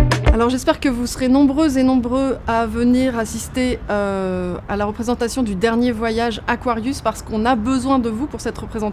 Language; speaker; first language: French; native; French